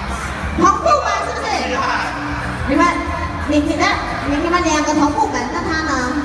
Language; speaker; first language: Chinese; native; Chinese